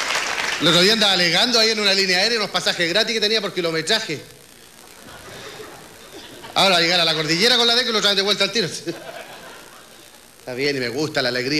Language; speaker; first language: Spanish; native; Spanish